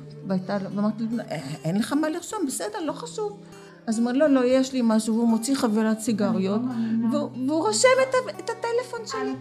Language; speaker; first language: Hebrew; early bilingual, other home language; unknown